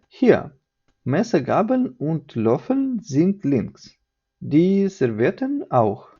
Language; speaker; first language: German; non-native, fluent; Ukrainian